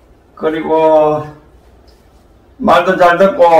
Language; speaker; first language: Korean; non-native, learner; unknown